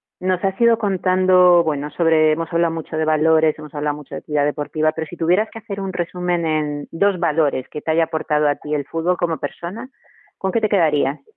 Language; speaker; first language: Spanish; native; Spanish